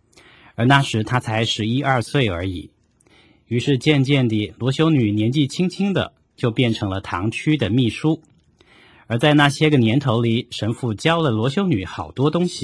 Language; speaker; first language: Chinese; native; Chinese